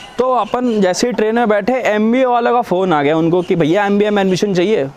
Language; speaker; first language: Hindi; native; Hindi